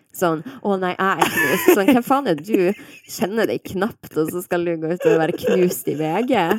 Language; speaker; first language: Norwegian; native; Norwegian